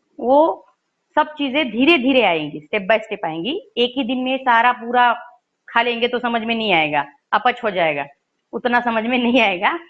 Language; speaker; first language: Hindi; non-native, local second language; Marathi